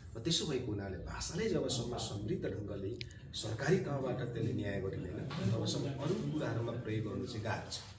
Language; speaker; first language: Nepali; non-native, local second language; Limburgish